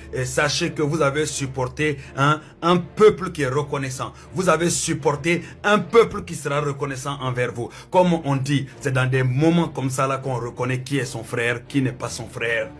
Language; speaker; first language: French; non-native, local second language; Wolof